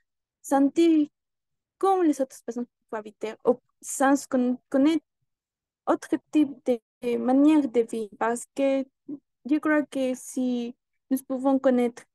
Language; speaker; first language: French; non-native, learner; Spanish